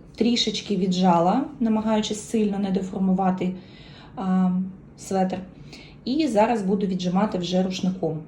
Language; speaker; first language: Ukrainian; native; Ukrainian